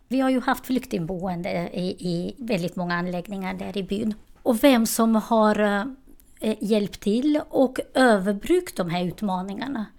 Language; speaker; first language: Swedish; non-native, fluent; Albanian